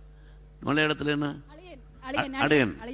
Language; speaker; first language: Tamil; non-native, learner; Telugu